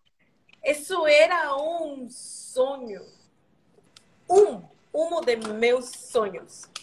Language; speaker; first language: Portuguese; non-native, learner; Spanish